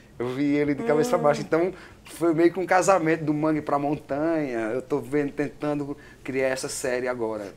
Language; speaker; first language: Portuguese; native; Portuguese